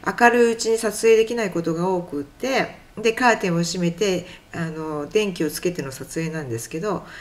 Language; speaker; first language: Japanese; native; Japanese